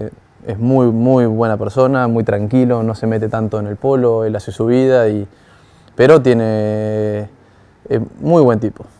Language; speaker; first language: Spanish; native; Spanish